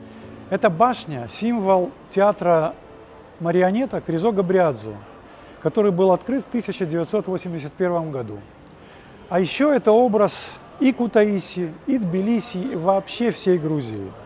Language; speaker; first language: Russian; native; Russian